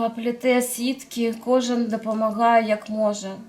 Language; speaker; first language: Ukrainian; non-native, local second language; Russian